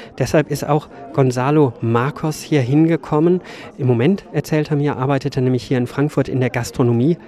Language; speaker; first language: German; native; German